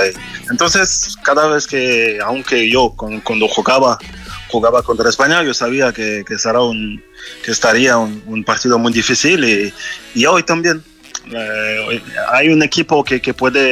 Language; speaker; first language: Spanish; non-native, fluent; French